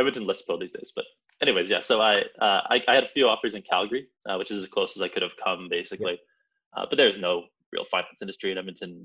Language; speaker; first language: English; native; English